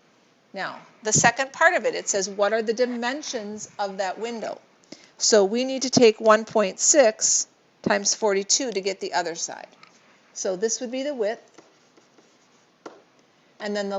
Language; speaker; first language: English; native; English